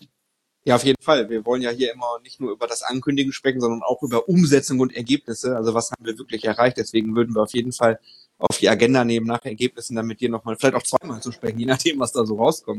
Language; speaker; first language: German; native; German